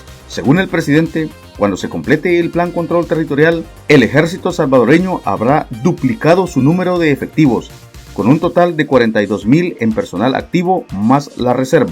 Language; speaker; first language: Spanish; native; Spanish